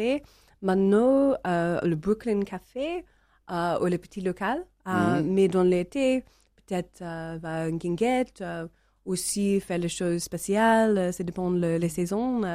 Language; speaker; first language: French; non-native, learner; English